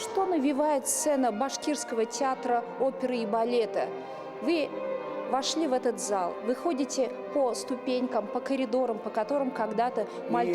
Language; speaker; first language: Russian; native; Russian